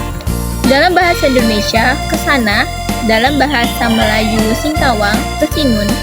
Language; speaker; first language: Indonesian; non-native, local second language; Malay